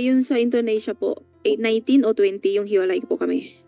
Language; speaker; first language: Filipino; non-native, learner; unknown